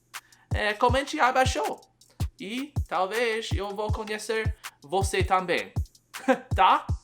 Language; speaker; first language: Portuguese; non-native, learner; English